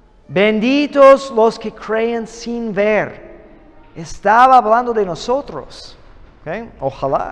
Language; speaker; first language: Spanish; non-native, fluent; English